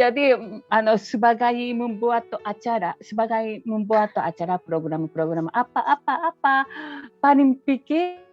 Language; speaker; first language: Indonesian; non-native, fluent; Japanese